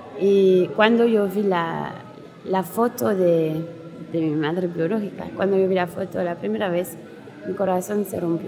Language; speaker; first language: Spanish; non-native, learner; French